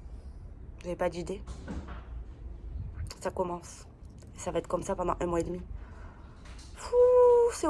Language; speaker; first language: French; native; French